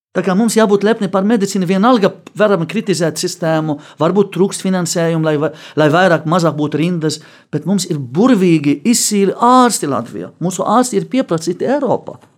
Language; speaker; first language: Latvian; non-native, fluent; Arabic